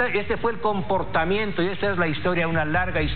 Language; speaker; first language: Spanish; native; Spanish